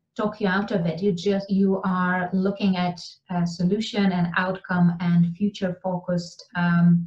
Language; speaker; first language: English; non-native, fluent; Lithuanian